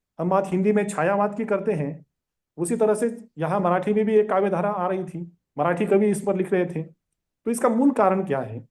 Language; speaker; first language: Hindi; non-native, local second language; Marathi